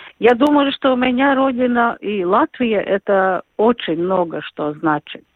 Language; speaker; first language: Russian; non-native, local second language; Latvian